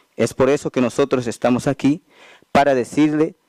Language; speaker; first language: Spanish; native; Spanish